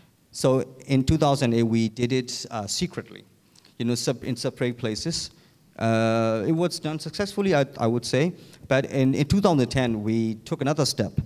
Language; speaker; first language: English; non-native, fluent; Burmese